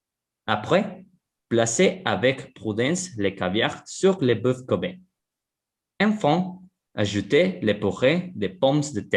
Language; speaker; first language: French; non-native, learner; Spanish